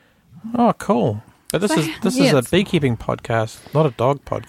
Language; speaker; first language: English; native; English